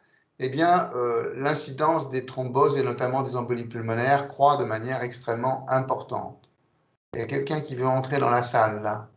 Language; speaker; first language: French; native; French